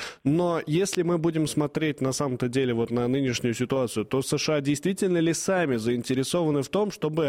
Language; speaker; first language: Russian; native; Russian